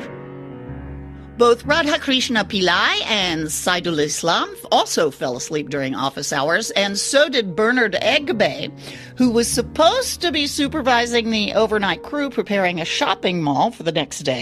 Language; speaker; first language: English; native; English